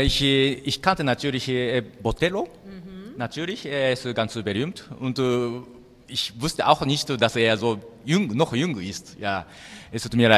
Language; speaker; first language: German; non-native, learner; Japanese